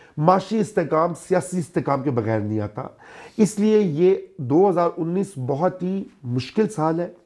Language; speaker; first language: Urdu; non-native, local second language; Punjabi